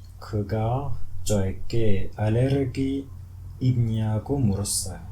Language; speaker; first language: Korean; non-native, learner; French